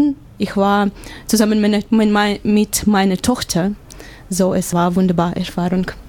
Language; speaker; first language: German; non-native, learner; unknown